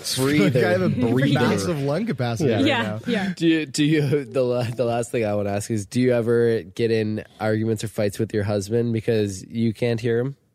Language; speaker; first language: English; native; English